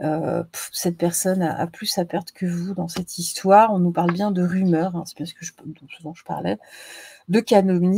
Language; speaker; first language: French; native; French